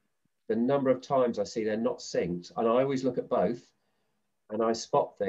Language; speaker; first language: English; native; English